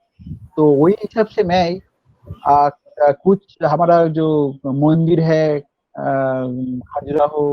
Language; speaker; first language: Hindi; non-native, local second language; Bangla